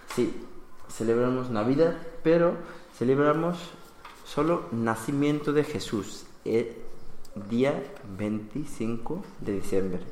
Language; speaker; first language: Spanish; non-native, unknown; Bangla